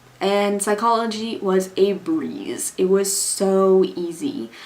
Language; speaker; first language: English; native; English